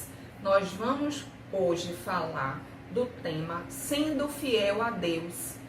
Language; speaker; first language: Portuguese; native; Portuguese